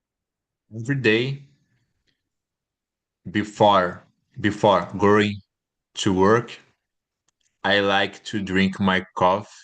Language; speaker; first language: English; non-native, learner; Portuguese